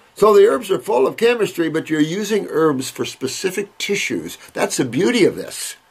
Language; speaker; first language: English; native; English